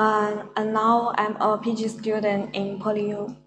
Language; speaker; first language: English; non-native, fluent; Chinese